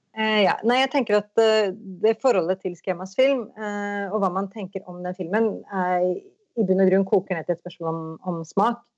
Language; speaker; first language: Norwegian; native; Norwegian